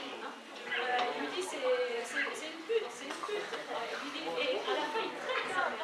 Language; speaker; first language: French; native; French